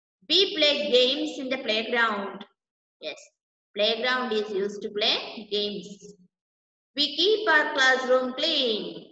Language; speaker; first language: English; non-native, local second language; Malayalam